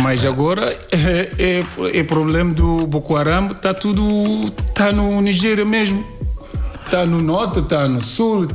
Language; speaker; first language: Portuguese; non-native, learner; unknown